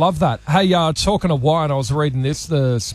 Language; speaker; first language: English; native; English